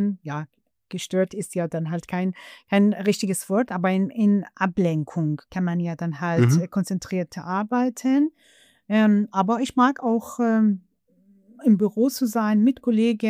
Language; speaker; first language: German; non-native, fluent; Persian